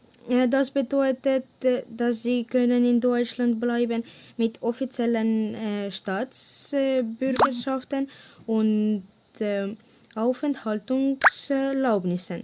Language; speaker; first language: German; non-native, learner; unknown